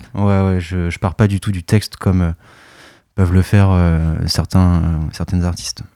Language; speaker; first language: French; native; French